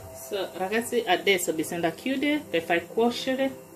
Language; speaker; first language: Italian; non-native, learner; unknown